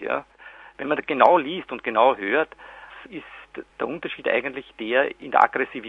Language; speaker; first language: German; native; German